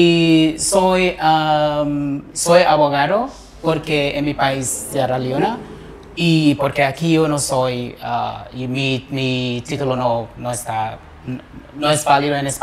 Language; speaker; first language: Spanish; non-native, learner; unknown